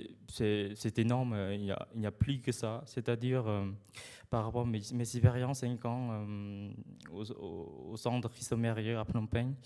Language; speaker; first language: French; non-native, fluent; Khmer